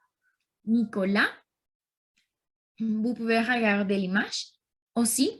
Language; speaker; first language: French; non-native, learner; Spanish